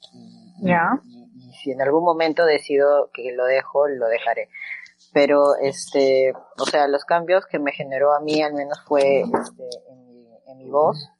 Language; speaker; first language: Spanish; native; Spanish